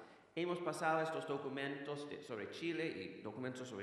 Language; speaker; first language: Spanish; non-native, fluent; English